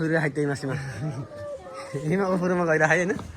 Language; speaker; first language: Japanese; non-native, learner; Nepali